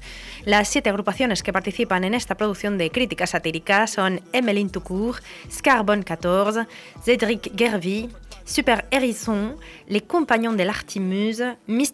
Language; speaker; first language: Spanish; native; Spanish